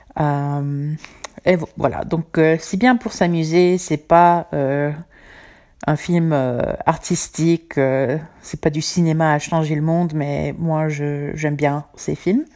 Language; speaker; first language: French; non-native, fluent; English